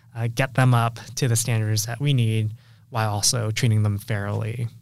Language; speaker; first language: English; native; English